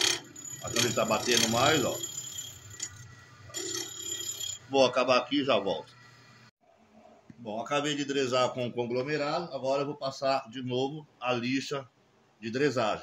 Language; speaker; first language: Portuguese; native; Portuguese